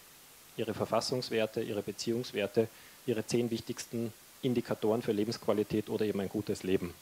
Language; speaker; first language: German; native; German